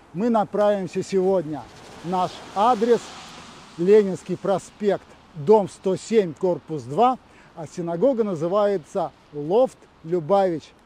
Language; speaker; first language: Russian; native; Russian